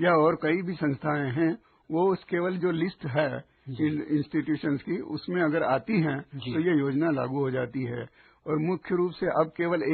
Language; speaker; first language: Hindi; native; Hindi